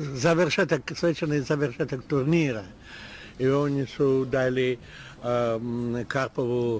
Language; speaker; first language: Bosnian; non-native, learner; Russian